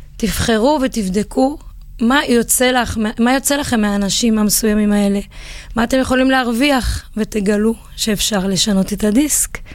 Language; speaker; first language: Hebrew; native; Hebrew